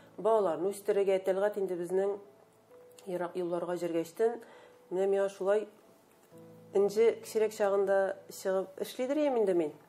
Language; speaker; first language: Tatar; native; Tatar